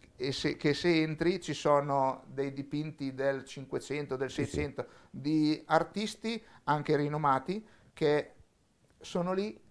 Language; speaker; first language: Italian; native; Italian